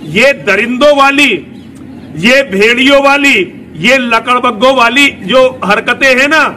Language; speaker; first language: Hindi; native; Hindi